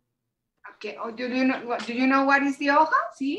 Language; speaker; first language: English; non-native, learner; Spanish